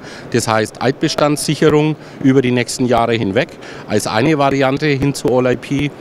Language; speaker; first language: German; native; German